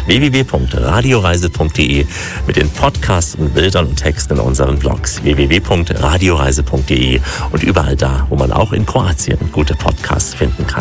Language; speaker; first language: German; native; German